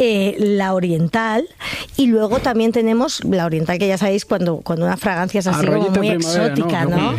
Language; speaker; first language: Spanish; native; Spanish